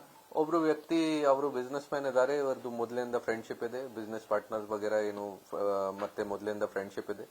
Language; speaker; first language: Kannada; non-native, local second language; Hindi